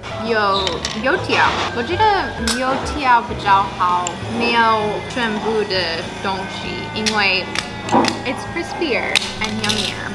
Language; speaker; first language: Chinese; non-native, learner; English